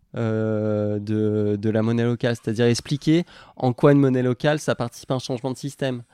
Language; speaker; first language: French; native; French